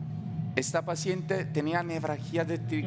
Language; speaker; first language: Spanish; non-native, fluent; Italian